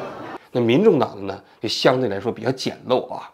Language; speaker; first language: Chinese; native; Chinese